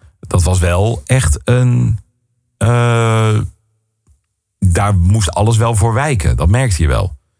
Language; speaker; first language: Dutch; native; Dutch